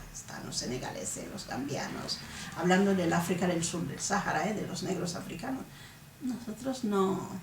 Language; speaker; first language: Spanish; non-native, local second language; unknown